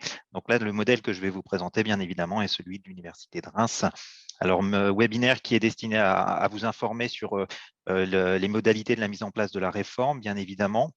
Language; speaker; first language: French; native; French